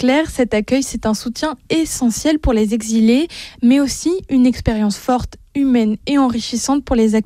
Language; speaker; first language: French; native; French